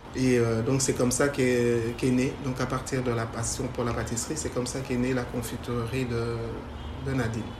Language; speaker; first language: French; native; French